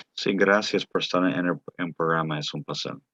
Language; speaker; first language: Spanish; early bilingual, heritage; Spanish